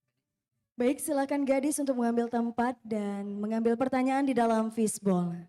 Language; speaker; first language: Indonesian; native; Indonesian